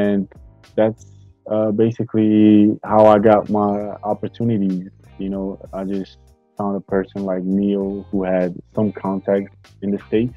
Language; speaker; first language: English; non-native, fluent; Bulgarian